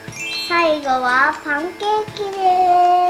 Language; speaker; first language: Japanese; early bilingual, heritage; Japanese